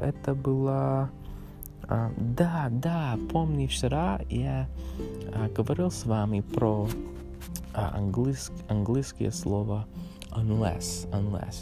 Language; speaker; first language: Russian; non-native, learner; English